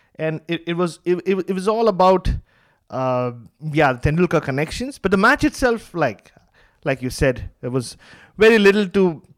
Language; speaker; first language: English; non-native, local second language; Tamil